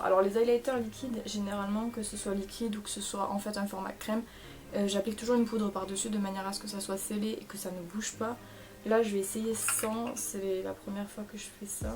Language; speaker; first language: French; native; French